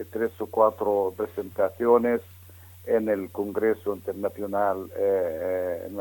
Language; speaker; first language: Spanish; non-native, fluent; Arabic